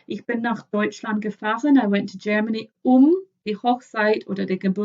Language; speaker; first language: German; non-native, fluent; English